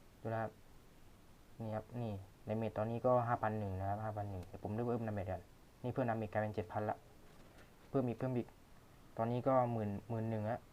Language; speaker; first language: Thai; native; Thai